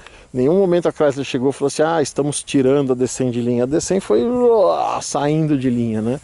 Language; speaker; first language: Portuguese; native; Portuguese